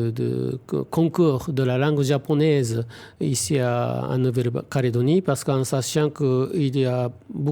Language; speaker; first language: French; non-native, fluent; Japanese